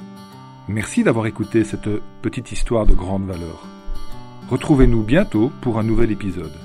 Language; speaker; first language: French; native; French